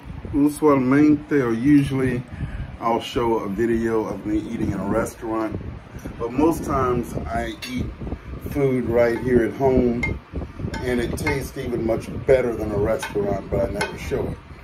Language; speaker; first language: English; native; English